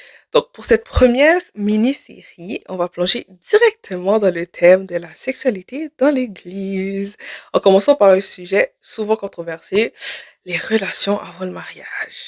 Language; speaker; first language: French; native; French